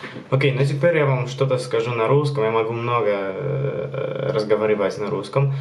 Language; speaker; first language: Russian; non-native, learner; Polish